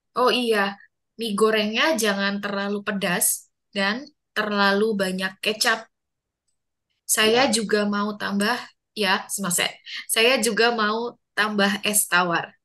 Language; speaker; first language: Indonesian; non-native, learner; Japanese